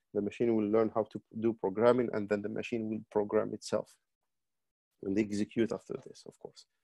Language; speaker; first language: English; non-native, fluent; Arabic